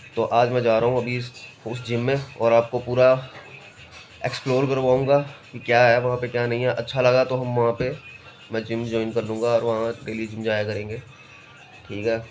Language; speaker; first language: Hindi; native; Hindi